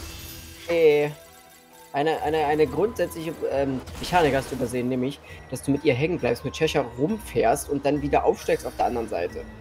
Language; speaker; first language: German; native; German